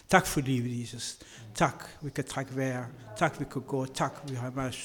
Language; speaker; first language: Danish; non-native, learner; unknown